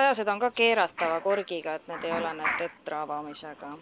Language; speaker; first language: Estonian; native; Estonian